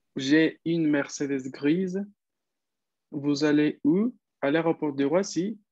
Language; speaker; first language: French; non-native, fluent; Spanish